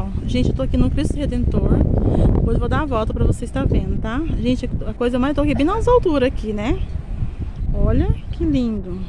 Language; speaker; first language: Portuguese; native; Portuguese